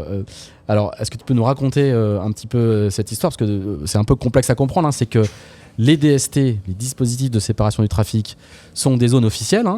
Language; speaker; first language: French; native; French